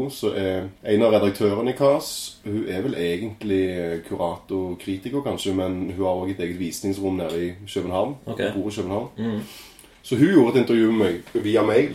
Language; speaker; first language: Norwegian; native; Norwegian